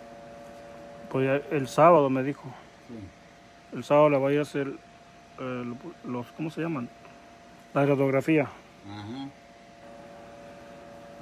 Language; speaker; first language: Spanish; native; Spanish